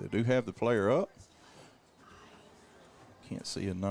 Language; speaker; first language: English; native; English